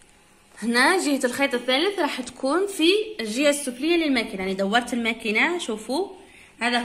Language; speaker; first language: Arabic; native; Arabic